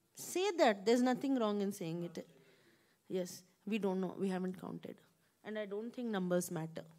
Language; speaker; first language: English; non-native, local second language; Kannada